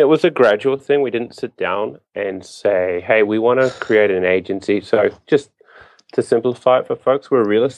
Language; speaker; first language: English; native; English